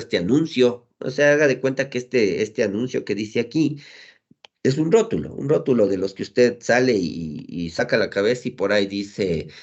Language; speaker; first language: Spanish; native; Spanish